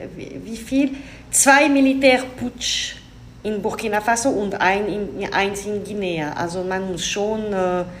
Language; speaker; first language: German; non-native, local second language; French